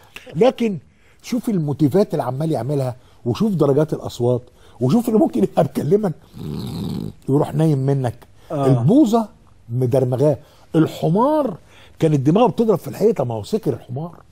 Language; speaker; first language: Arabic; native; Arabic